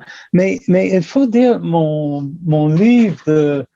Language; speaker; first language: French; non-native, local second language; English